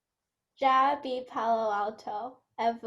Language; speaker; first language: French; non-native, learner; English